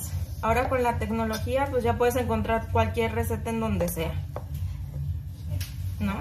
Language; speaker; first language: Spanish; native; Spanish